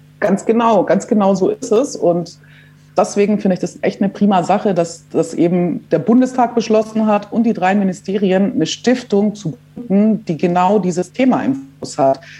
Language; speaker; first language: German; early bilingual, other home language; Croatian